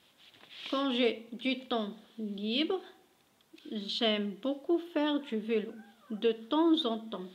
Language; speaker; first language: French; non-native, local second language; Arabic